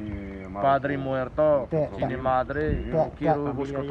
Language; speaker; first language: Spanish; non-native, learner; Arabic